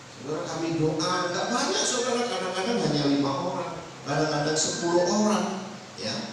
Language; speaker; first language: Indonesian; non-native, local second language; Javanese